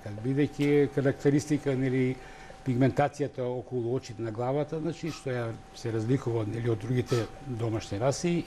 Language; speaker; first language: Macedonian; native; Macedonian